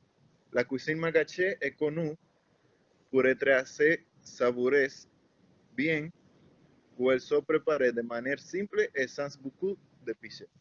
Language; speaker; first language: French; non-native, learner; Spanish